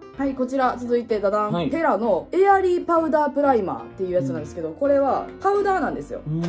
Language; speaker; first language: Japanese; native; Japanese